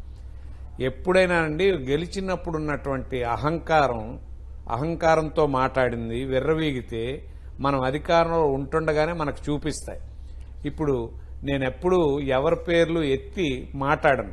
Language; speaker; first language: Telugu; native; Telugu